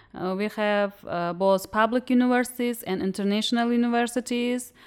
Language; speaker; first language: English; non-native, fluent; Uzbek